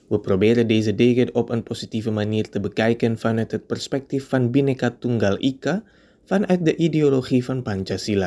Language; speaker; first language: Dutch; non-native, fluent; Indonesian